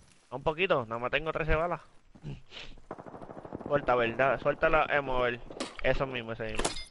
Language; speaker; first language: Spanish; early bilingual, heritage; Spanish